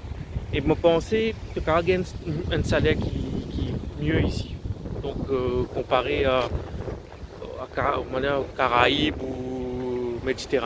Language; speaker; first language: French; non-native, local second language; Morisyen